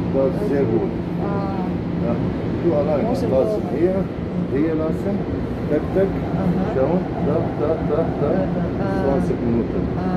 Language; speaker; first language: German; non-native, learner; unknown